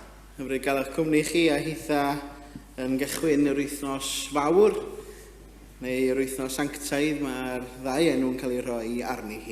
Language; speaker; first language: Welsh; native; Welsh